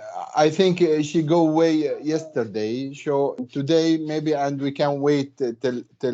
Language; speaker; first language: English; non-native, learner; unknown